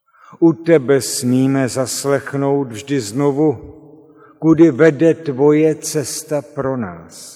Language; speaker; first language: Czech; native; Czech